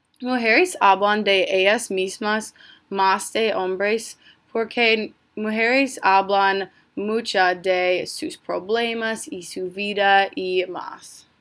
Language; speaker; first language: Spanish; non-native, learner; English